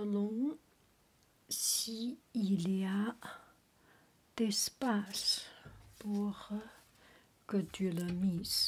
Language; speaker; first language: French; non-native, learner; Chinese